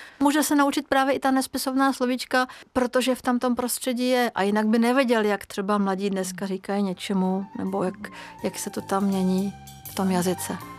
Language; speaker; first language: Czech; non-native, fluent; Hungarian